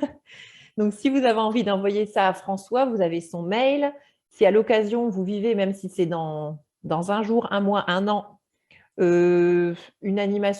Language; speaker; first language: French; native; French